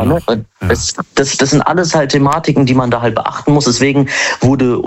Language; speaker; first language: German; native; German